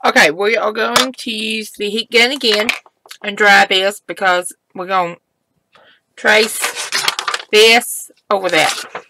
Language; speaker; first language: English; native; English